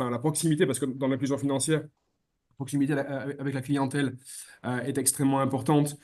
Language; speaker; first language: French; native; French